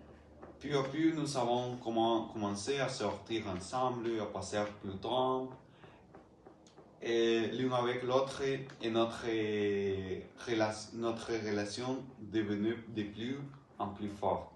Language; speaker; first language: French; non-native, learner; Spanish